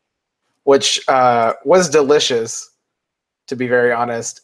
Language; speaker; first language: English; native; English